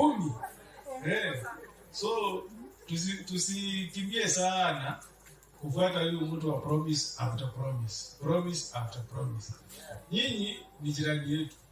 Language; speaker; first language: Swahili; non-native, local second language; Gusii